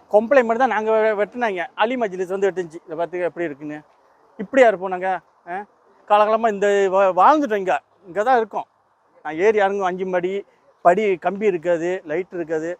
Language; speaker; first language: Tamil; early bilingual, heritage; Tamil